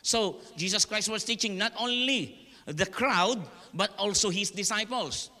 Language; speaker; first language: English; non-native, local second language; Filipino